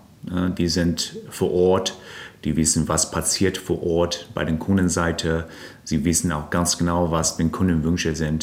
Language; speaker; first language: German; non-native, fluent; Chinese